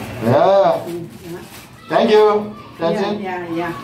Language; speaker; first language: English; non-native, learner; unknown